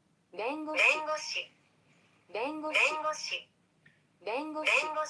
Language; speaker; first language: Japanese; non-native, learner; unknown